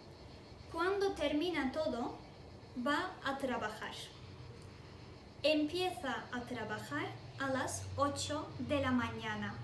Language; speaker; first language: Spanish; non-native, fluent; Turkish